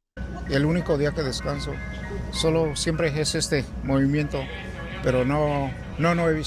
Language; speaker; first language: Spanish; non-native, learner; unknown